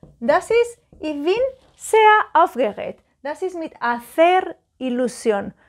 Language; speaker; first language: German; non-native, learner; Spanish